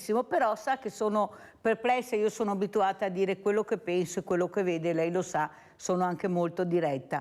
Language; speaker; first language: Italian; native; Italian